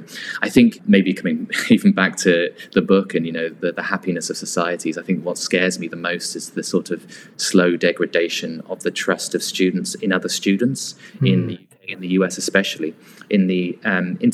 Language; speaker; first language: English; native; English